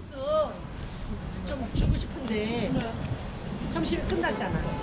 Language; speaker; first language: Korean; native; Korean